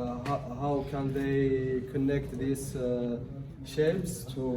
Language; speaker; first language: English; non-native, learner; Arabic